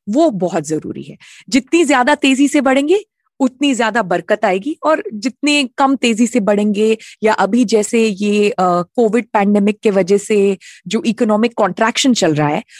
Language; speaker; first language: Hindi; native; Hindi